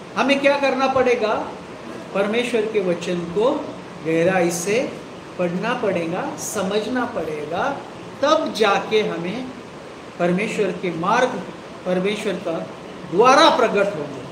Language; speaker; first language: Hindi; non-native, local second language; Marathi